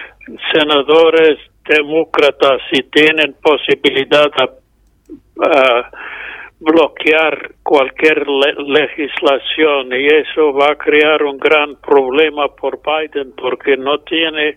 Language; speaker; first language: Spanish; non-native, fluent; English